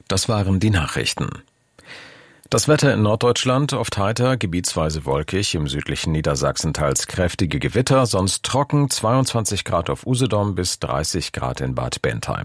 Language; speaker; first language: German; native; German